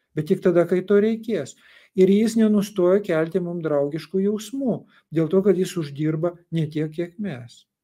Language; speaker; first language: Lithuanian; non-native, local second language; Russian